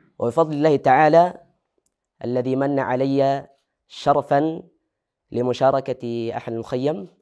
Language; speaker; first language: Arabic; non-native, learner; Indonesian